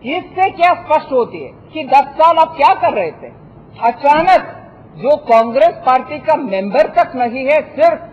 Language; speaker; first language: Hindi; non-native, local second language; Tamil